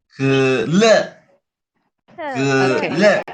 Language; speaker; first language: Chinese; non-native, learner; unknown